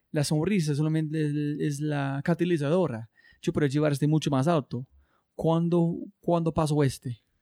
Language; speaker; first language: Spanish; non-native, learner; English